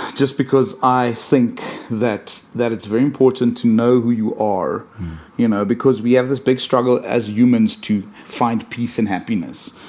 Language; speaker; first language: English; non-native, local second language; Afrikaans